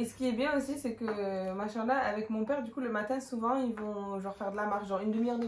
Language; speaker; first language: French; native; French